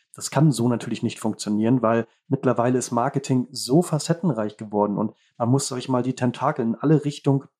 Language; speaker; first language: German; native; German